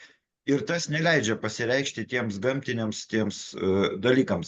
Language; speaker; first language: Lithuanian; native; Lithuanian